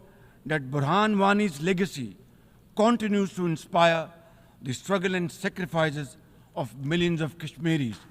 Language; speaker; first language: English; non-native, local second language; Urdu